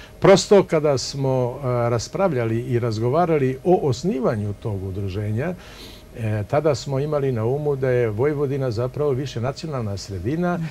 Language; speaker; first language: Serbian; non-native, local second language; Albanian